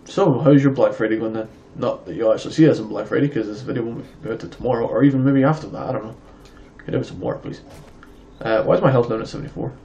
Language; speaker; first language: English; native; English